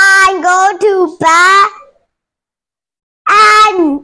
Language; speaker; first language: English; non-native, learner; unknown